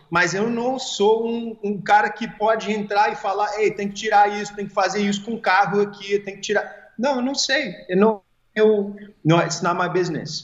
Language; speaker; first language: Portuguese; early bilingual, heritage; Portuguese